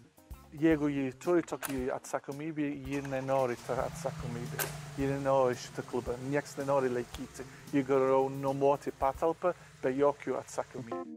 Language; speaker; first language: Lithuanian; non-native, learner; English